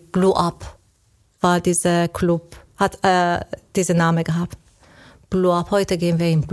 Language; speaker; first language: German; non-native, fluent; Persian